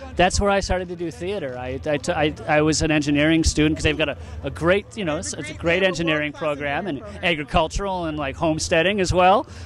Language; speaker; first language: English; native; English